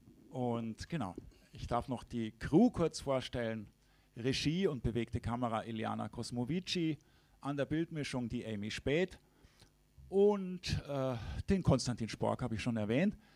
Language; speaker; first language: German; native; German